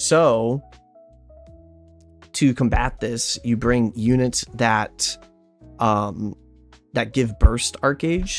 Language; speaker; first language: English; native; English